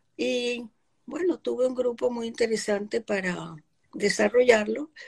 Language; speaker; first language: Spanish; early bilingual, other home language; Polish